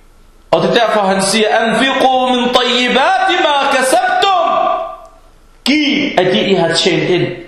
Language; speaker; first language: Danish; early bilingual, other home language; Arabic